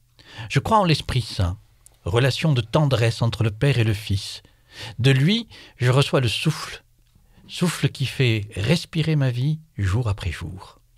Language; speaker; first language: French; native; French